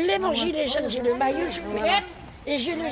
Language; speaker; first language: French; native; French